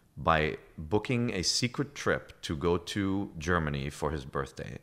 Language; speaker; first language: English; non-native, fluent; German